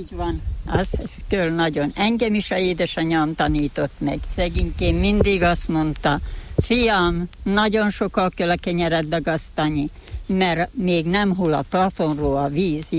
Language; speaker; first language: Hungarian; native; Hungarian